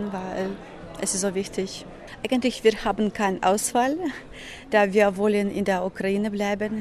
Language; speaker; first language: German; non-native, fluent; Ukrainian